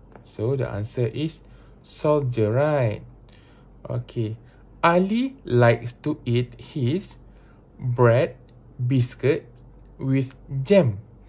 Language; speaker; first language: English; non-native, local second language; Malay